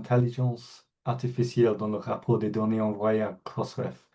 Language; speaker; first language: French; non-native, fluent; English